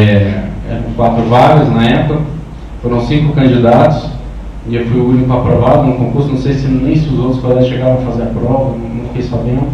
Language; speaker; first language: Portuguese; native; Portuguese